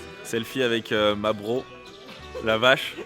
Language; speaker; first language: French; native; French